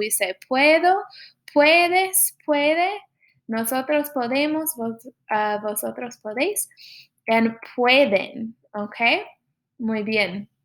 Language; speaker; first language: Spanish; non-native, fluent; English